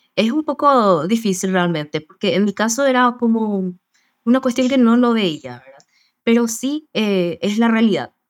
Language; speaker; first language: Spanish; native; Spanish